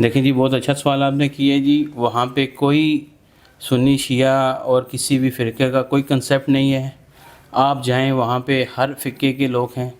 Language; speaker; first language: Urdu; non-native, local second language; Punjabi